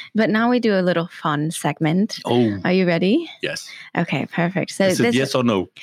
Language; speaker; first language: English; non-native, fluent; Danish